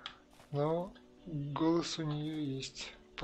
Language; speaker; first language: Russian; native; Russian